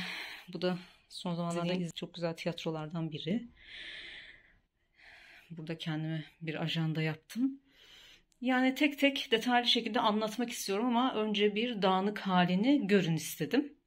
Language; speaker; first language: Turkish; native; Turkish